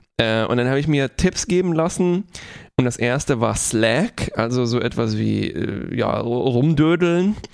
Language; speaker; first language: German; non-native, fluent; Polish